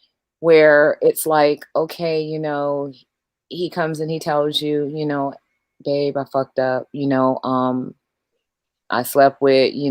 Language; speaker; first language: English; native; English